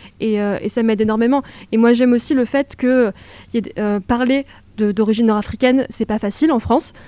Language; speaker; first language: French; native; French